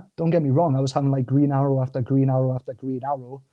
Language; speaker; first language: English; native; English